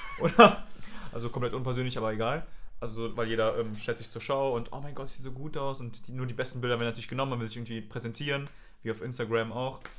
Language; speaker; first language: German; native; German